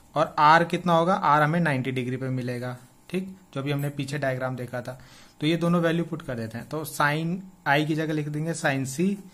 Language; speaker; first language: Hindi; native; Hindi